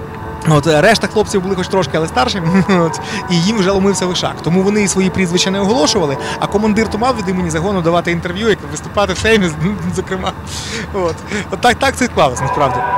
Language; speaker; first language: Ukrainian; native; Ukrainian